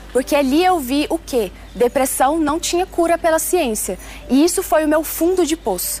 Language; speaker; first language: Portuguese; early bilingual, other home language; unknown